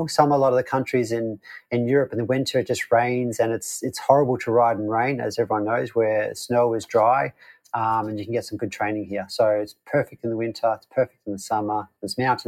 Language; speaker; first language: English; native; English